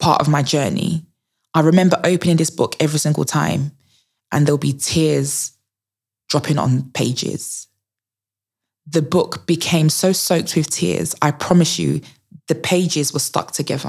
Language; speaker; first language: English; native; English